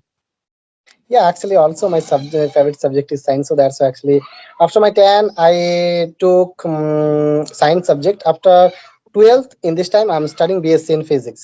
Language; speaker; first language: English; non-native, learner; Bangla